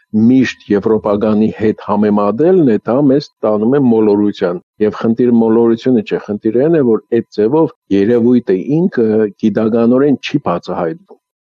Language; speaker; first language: Armenian; early bilingual, heritage; Armenian